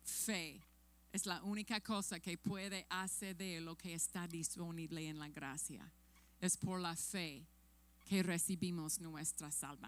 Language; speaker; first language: Spanish; non-native, fluent; English